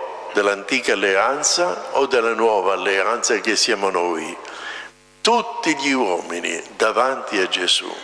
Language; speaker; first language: Italian; native; Italian